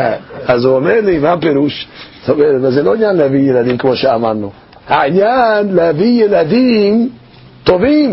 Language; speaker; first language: Hebrew; non-native, fluent; English